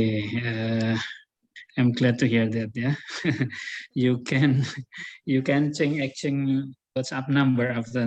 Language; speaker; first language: English; non-native, learner; Indonesian